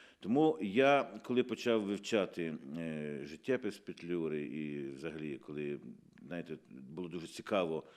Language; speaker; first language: Ukrainian; native; Ukrainian